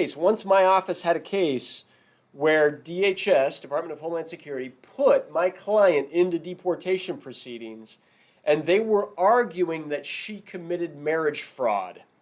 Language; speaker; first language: English; native; English